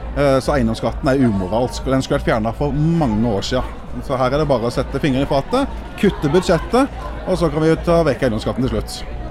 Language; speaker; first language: Norwegian; native; Norwegian